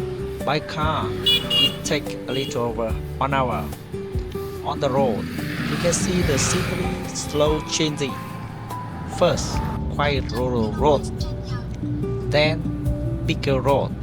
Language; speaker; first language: English; non-native, fluent; Vietnamese